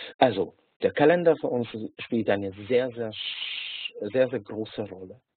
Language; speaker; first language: German; non-native, fluent; Hungarian